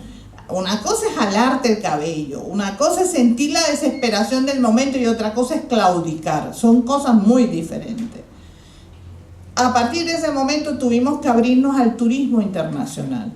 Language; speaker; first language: Spanish; native; Spanish